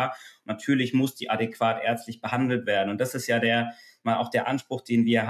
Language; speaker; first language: German; native; German